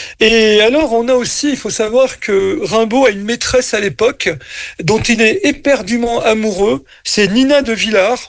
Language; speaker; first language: French; native; French